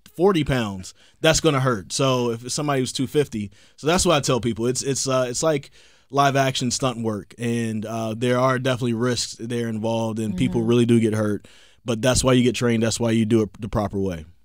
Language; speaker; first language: English; native; English